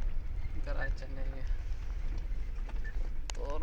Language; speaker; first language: Hindi; non-native, local second language; Malayalam